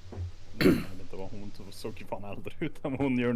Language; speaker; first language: Swedish; native; Swedish